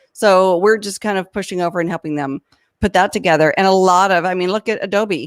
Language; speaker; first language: English; native; English